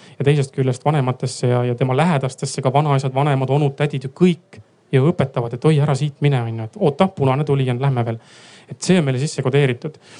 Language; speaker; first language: Estonian; native; Estonian